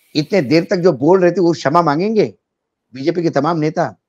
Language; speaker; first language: Hindi; non-native, local second language; Marathi